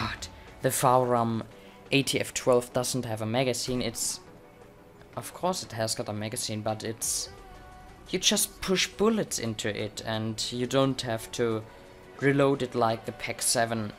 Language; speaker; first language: English; non-native, fluent; Swiss German